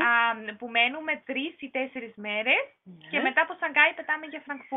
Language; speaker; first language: Greek; non-native, fluent; German